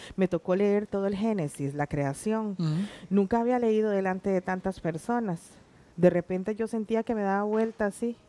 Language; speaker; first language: Spanish; native; Spanish